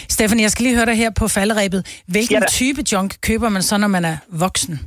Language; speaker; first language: Danish; native; Danish